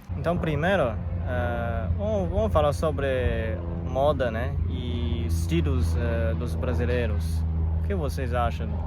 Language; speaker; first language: Portuguese; non-native, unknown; Chinese